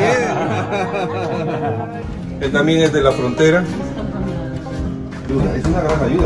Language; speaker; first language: Spanish; native; Spanish